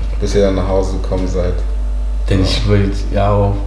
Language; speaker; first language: German; early bilingual, other home language; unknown